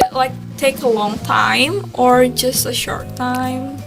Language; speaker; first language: English; non-native, learner; Indonesian